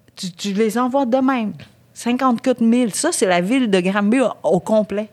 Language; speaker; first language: French; early bilingual, other home language; Vietnamese